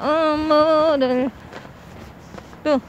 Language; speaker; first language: Korean; non-native, learner; Filipino